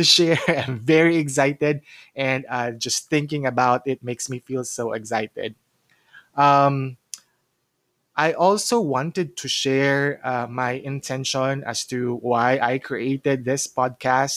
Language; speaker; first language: English; non-native, local second language; Cebuano